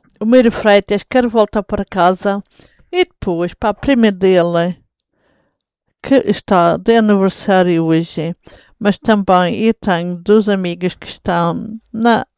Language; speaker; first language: Portuguese; native; Portuguese